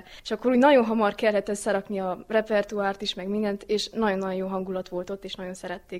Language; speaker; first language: Hungarian; native; Hungarian